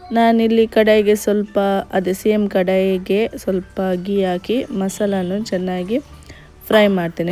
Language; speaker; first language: Kannada; non-native, local second language; Konkani